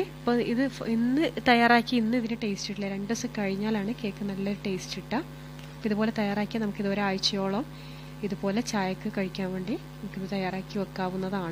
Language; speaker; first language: Malayalam; native; Malayalam